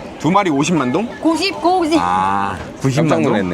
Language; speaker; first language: Korean; native; Korean